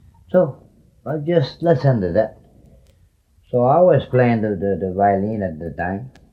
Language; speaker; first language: English; non-native, local second language; French